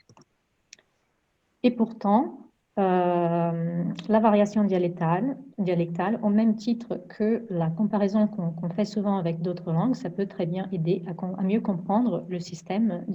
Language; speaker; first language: French; non-native, fluent; Portuguese